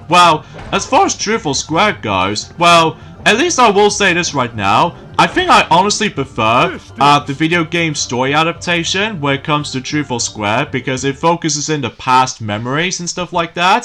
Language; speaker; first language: English; native; English